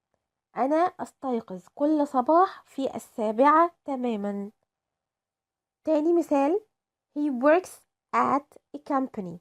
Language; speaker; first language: Arabic; native; Arabic